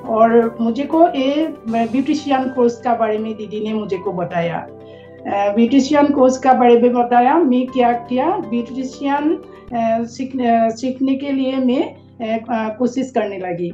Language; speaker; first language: Hindi; non-native, local second language; Assamese